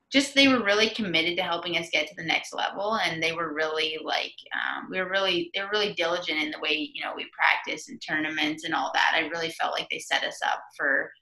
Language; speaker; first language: English; native; English